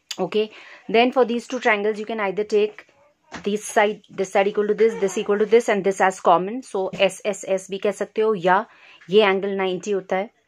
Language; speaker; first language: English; non-native, local second language; Hindi